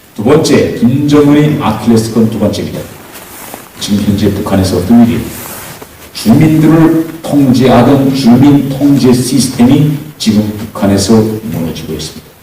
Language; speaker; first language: Korean; native; Korean